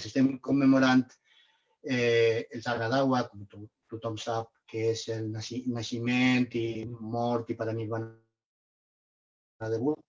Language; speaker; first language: Catalan; non-native, local second language; Spanish